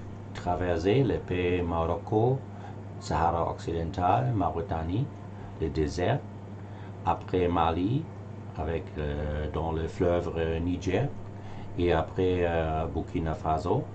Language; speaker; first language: French; non-native, learner; German